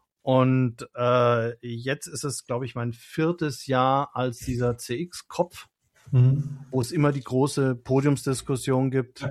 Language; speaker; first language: German; native; German